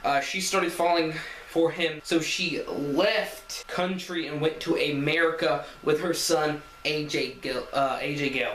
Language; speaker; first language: English; native; English